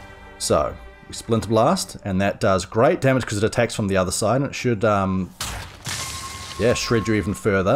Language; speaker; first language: English; native; English